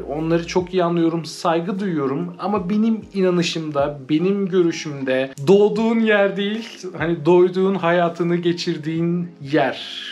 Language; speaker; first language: Turkish; native; Turkish